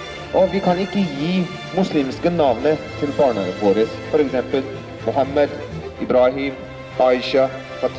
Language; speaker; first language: Norwegian; non-native, fluent; Uyghur